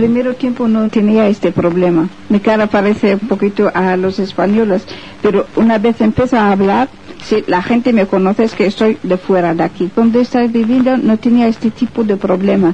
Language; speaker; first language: Spanish; non-native, fluent; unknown